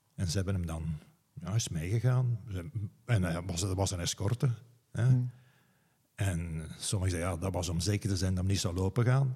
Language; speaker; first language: Dutch; native; Dutch